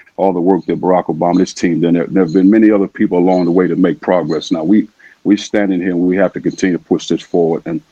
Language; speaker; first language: English; native; English